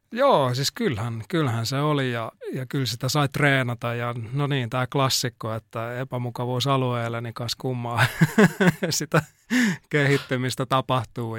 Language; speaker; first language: Finnish; native; Finnish